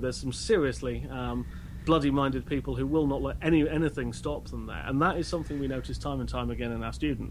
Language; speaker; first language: English; native; English